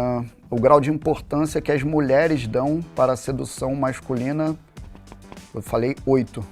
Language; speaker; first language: Portuguese; native; Portuguese